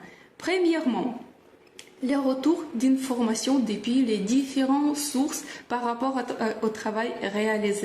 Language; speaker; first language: French; non-native, fluent; Russian